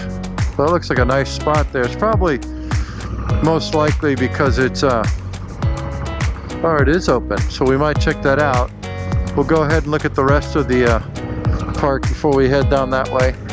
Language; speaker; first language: English; native; English